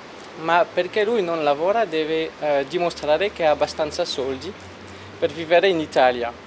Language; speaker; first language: Italian; non-native, fluent; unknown